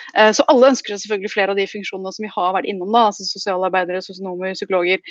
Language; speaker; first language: Norwegian; native; Norwegian